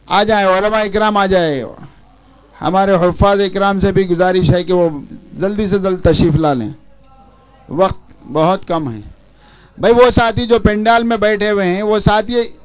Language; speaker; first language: Urdu; native; Urdu